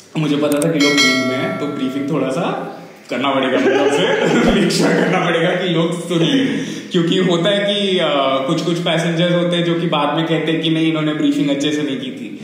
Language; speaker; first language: Hindi; non-native, local second language; Marathi